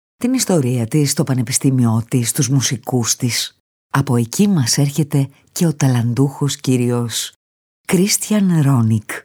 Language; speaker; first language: Greek; native; Greek